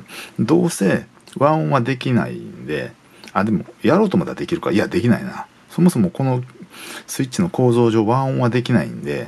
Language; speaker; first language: Japanese; native; Japanese